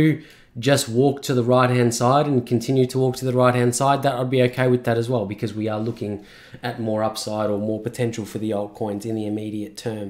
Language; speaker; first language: English; native; English